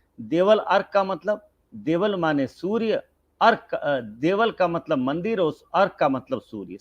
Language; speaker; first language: Hindi; non-native, local second language; Bhojpuri